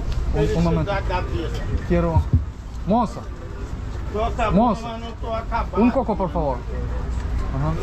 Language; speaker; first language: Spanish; non-native, learner; Russian